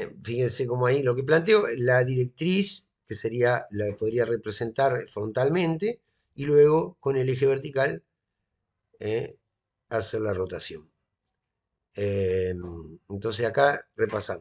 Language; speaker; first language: Spanish; native; Spanish